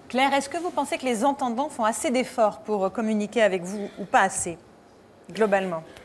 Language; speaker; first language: French; native; French